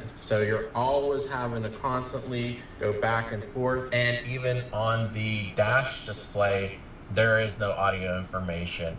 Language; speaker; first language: English; native; English